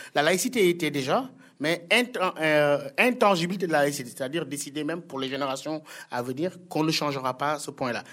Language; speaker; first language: French; non-native, local second language; Wolof